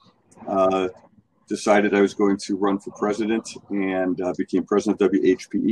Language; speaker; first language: English; native; English